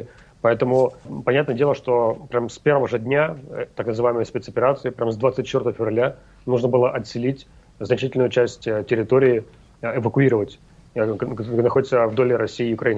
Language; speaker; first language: Russian; native; Russian